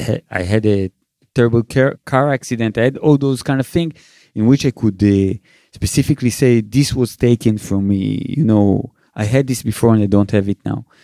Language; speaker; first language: English; non-native, fluent; Hebrew